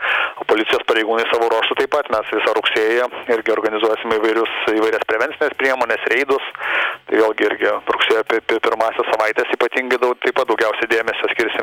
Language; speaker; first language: Lithuanian; native; Lithuanian